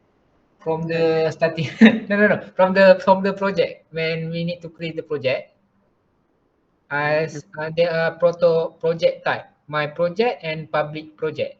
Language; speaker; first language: English; non-native, learner; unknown